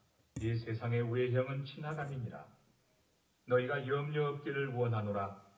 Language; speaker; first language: Korean; native; Korean